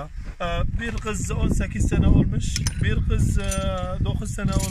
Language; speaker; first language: Turkish; non-native, learner; Arabic